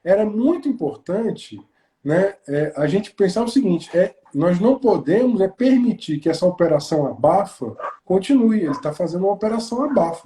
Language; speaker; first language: Portuguese; native; Portuguese